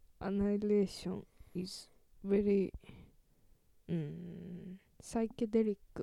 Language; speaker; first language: English; non-native, learner; Japanese